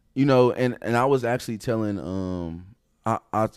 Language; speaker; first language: English; native; English